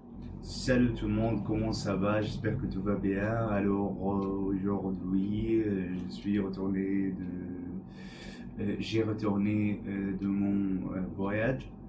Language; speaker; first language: French; non-native, learner; English